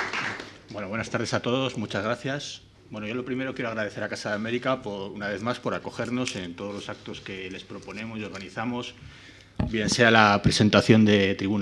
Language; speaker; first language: Spanish; native; Spanish